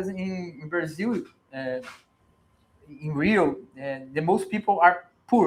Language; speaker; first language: English; non-native, learner; Portuguese